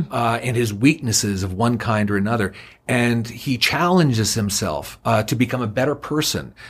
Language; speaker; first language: English; native; English